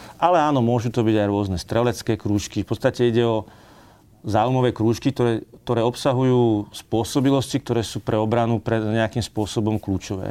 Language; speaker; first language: Slovak; native; Slovak